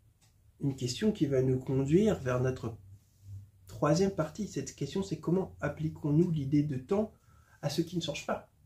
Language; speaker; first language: French; native; French